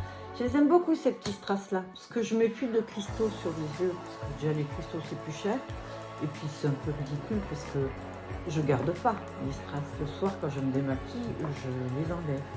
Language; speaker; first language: French; native; French